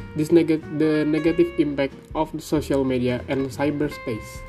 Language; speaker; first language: English; non-native, learner; Indonesian